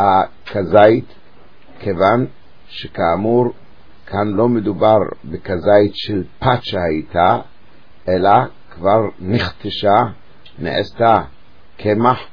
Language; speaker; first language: Hebrew; native; Hebrew